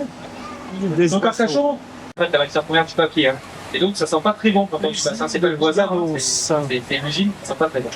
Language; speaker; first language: French; native; French